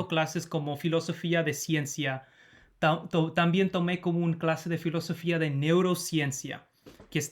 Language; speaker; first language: Spanish; non-native, fluent; English